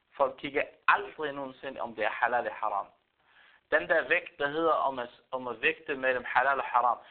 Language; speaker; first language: Danish; non-native, fluent; Arabic